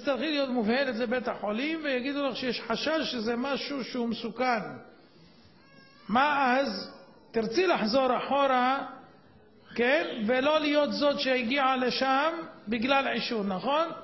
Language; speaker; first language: Hebrew; native; Hebrew